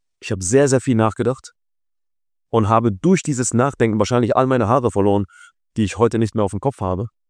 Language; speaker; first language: German; early bilingual, other home language; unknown